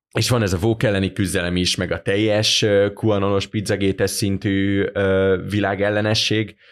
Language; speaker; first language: Hungarian; native; Hungarian